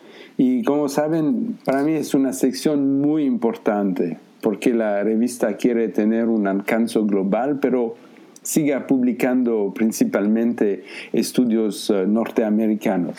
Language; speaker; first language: Spanish; non-native, fluent; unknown